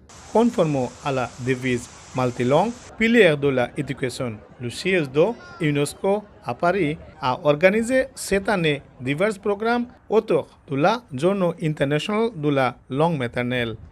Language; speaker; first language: French; non-native, local second language; Bangla